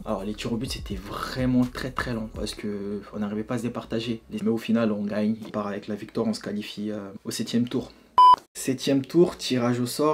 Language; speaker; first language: French; native; French